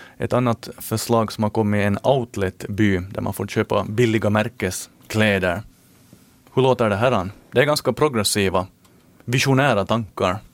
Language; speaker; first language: Swedish; native; Swedish